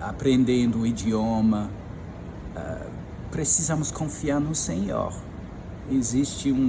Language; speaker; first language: Portuguese; non-native, fluent; English